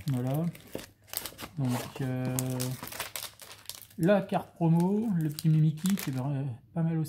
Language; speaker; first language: French; native; French